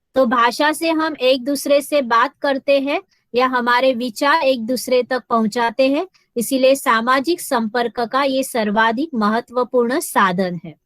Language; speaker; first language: Hindi; non-native, local second language; Marathi